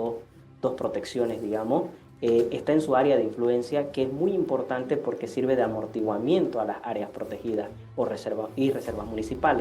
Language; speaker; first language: Spanish; native; Spanish